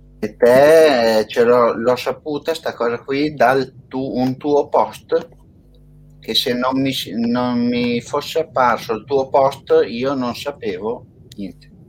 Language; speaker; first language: Italian; native; Italian